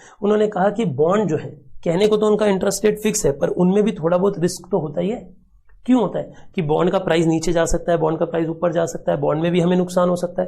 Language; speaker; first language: Hindi; native; Hindi